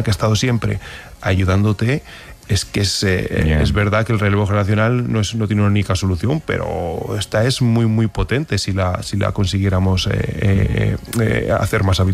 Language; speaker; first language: Spanish; native; Spanish